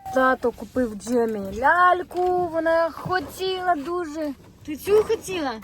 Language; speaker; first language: Ukrainian; non-native, local second language; Russian